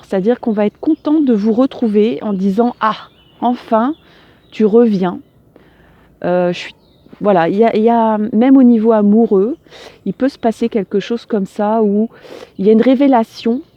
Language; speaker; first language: French; native; French